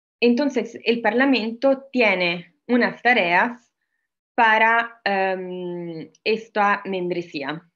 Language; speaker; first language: Spanish; non-native, learner; Italian